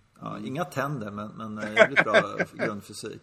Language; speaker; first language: Swedish; native; Swedish